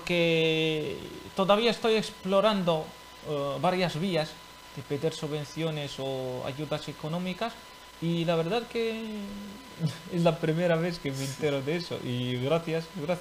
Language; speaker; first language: Spanish; non-native, fluent; Arabic